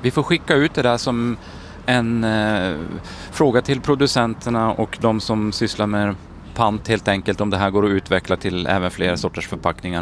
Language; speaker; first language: Swedish; native; Swedish